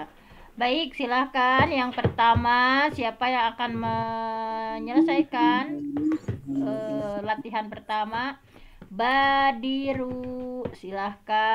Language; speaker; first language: Indonesian; native; Indonesian